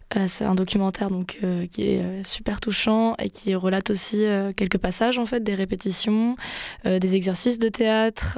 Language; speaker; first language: French; native; French